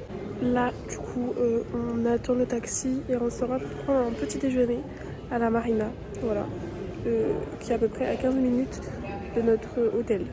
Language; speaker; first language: French; native; French